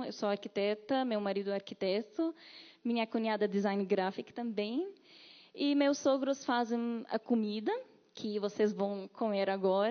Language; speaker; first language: Portuguese; non-native, learner; Arabic